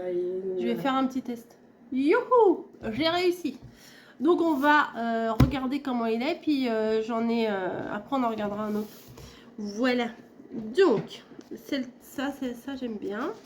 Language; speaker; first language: French; native; French